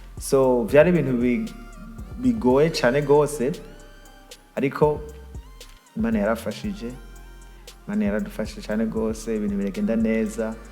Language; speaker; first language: Rundi; early bilingual, heritage; Rundi